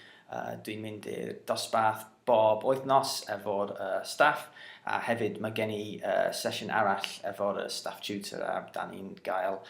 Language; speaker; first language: Welsh; non-native, learner; English